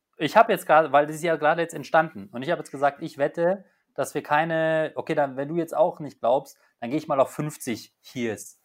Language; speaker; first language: German; early bilingual, other home language; Polish